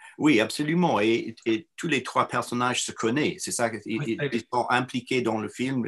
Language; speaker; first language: French; non-native, fluent; English